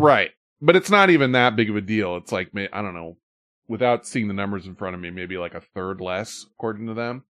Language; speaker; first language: English; native; English